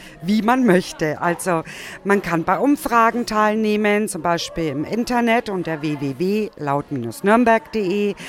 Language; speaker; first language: German; native; German